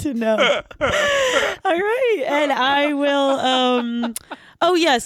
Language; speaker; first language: English; native; English